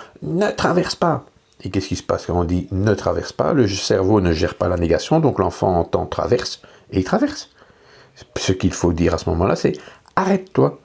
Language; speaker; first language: French; native; French